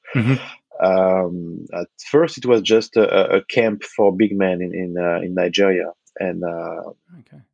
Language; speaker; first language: English; non-native, fluent; French